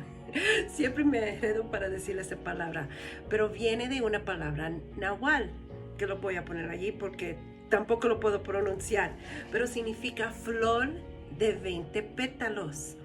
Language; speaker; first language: Spanish; early bilingual, heritage; Spanish